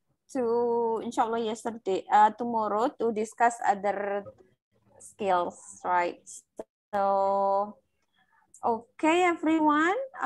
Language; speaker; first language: English; non-native, fluent; Indonesian